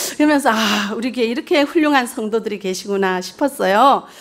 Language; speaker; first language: Korean; early bilingual, heritage; Korean